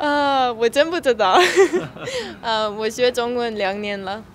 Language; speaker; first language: Chinese; non-native, learner; Polish